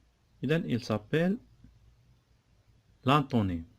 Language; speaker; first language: French; non-native, local second language; Arabic